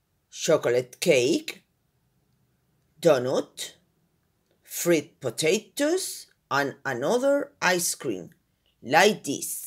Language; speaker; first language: English; non-native, fluent; Spanish